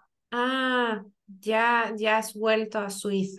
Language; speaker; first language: Spanish; non-native, fluent; Lithuanian